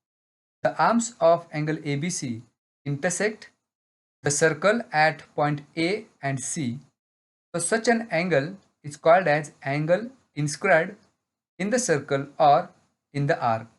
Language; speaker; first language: English; non-native, local second language; Marathi